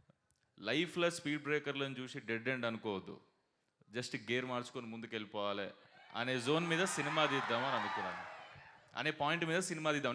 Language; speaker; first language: Telugu; native; Telugu